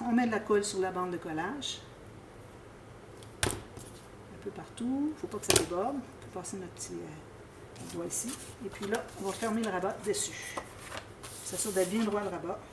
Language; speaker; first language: French; native; French